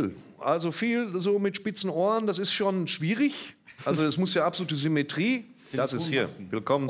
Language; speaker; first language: German; native; German